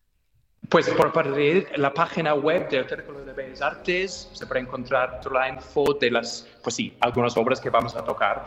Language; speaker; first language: Spanish; non-native, fluent; English